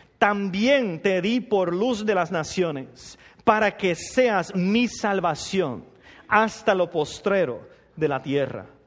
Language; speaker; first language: Spanish; non-native, fluent; English